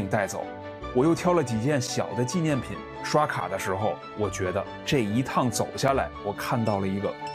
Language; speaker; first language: Chinese; native; Chinese